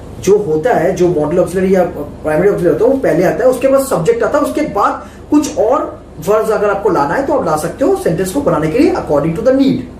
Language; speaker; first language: Hindi; non-native, local second language; Bangla